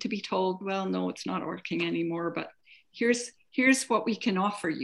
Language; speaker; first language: English; native; English